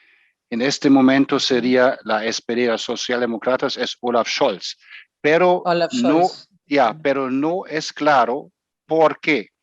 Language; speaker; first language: Spanish; non-native, fluent; German